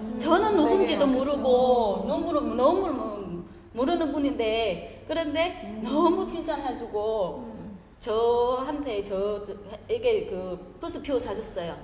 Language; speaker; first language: Korean; non-native, fluent; Vietnamese